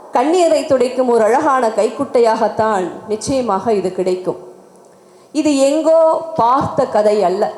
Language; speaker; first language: Tamil; native; Tamil